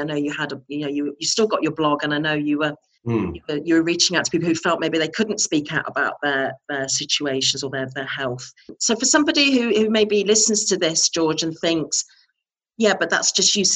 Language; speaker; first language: English; native; English